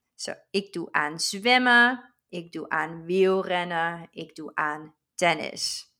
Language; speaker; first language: English; non-native, fluent; Dutch